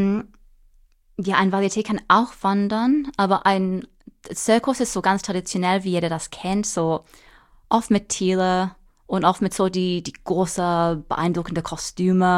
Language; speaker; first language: German; non-native, fluent; English